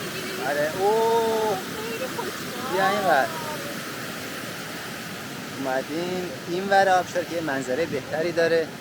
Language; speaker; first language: Persian; native; Persian